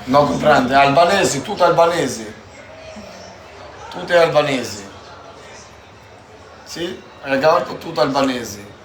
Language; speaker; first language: Italian; non-native, learner; Albanian